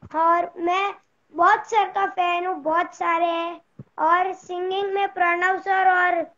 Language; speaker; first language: Hindi; non-native, local second language; Gujarati